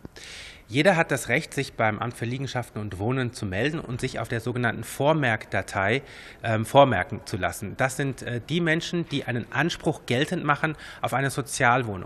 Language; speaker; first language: German; native; German